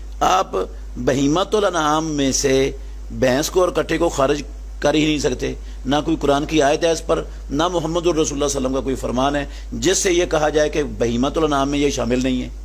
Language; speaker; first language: Urdu; non-native, local second language; Punjabi